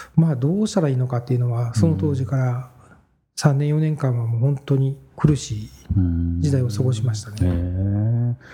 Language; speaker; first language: Japanese; native; Japanese